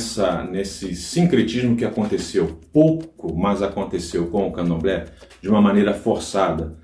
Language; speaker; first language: Portuguese; native; Portuguese